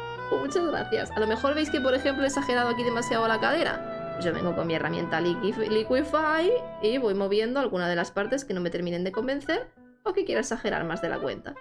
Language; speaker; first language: Spanish; native; Spanish